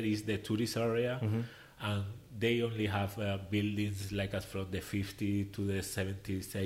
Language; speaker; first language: English; non-native, learner; Spanish